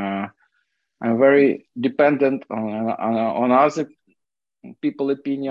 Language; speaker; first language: English; non-native, fluent; Ukrainian